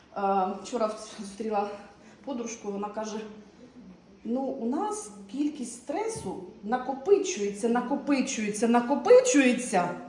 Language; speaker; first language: Ukrainian; non-native, local second language; Russian